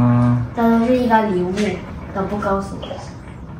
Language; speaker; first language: Chinese; early bilingual, heritage; Spanish